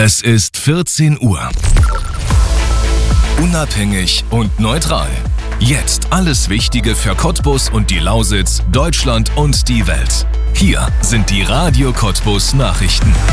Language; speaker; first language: German; native; German